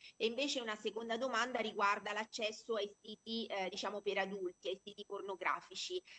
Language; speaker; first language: Italian; native; Italian